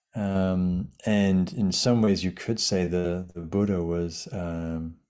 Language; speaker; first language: English; native; English